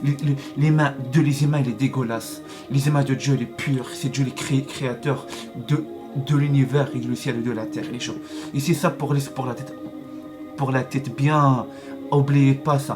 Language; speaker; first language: French; non-native, learner; Arabic